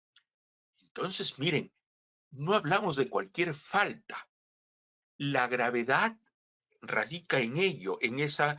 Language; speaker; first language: Spanish; native; Spanish